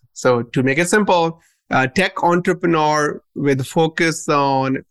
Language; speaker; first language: English; non-native, local second language; Punjabi